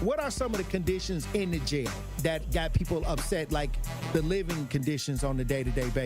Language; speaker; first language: English; native; English